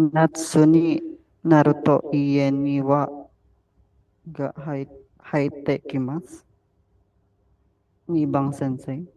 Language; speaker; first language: Japanese; non-native, learner; Filipino